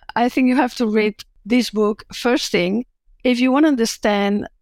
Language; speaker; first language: English; non-native, fluent; Catalan